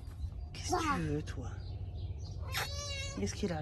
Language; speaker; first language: French; native; French